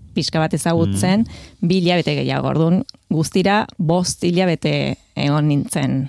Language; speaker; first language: Basque; non-native, fluent; Spanish